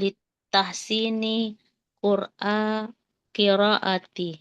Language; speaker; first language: Arabic; non-native, learner; Indonesian